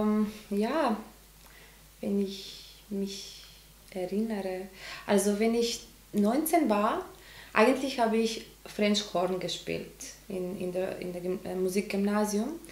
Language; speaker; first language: German; non-native, learner; Macedonian